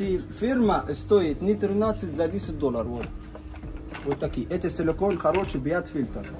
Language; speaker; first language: Russian; non-native, learner; Arabic